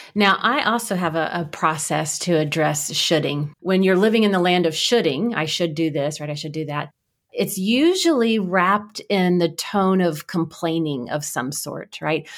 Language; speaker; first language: English; native; English